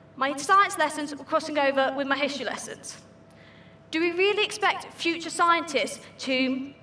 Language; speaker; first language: English; native; English